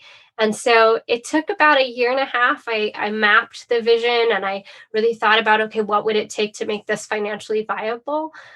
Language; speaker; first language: English; native; English